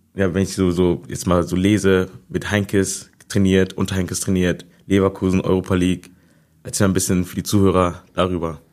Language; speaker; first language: German; native; German